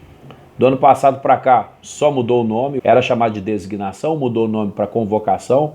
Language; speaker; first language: Portuguese; native; Portuguese